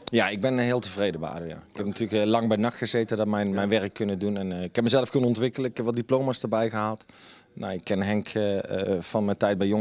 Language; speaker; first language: Dutch; native; Dutch